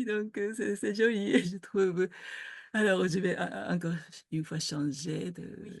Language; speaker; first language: French; non-native, fluent; Japanese